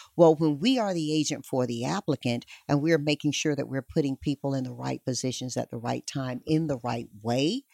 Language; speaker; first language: English; native; English